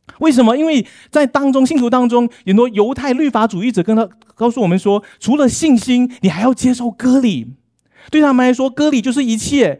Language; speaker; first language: Chinese; native; Chinese